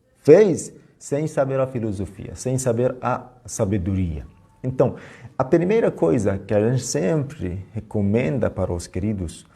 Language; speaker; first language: Portuguese; non-native, fluent; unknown